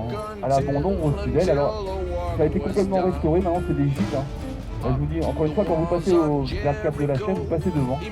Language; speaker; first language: French; native; French